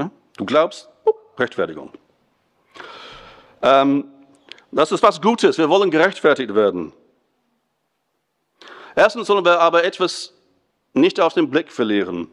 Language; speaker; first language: German; non-native, fluent; English